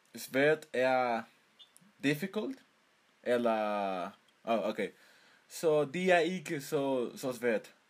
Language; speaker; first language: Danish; non-native, learner; Spanish